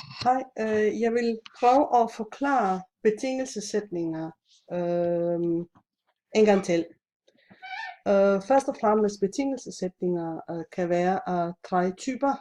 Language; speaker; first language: Danish; non-native, fluent; Italian